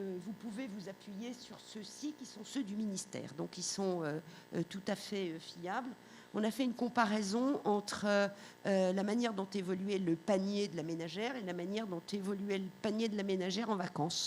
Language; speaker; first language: French; native; French